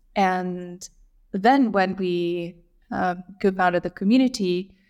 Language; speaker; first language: English; non-native, fluent; Lithuanian